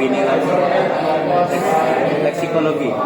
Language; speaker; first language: English; non-native, fluent; Indonesian